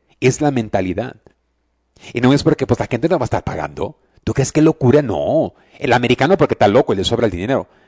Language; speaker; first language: Spanish; early bilingual, heritage; Spanish